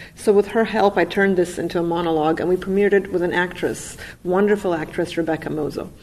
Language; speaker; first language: English; non-native, fluent; Russian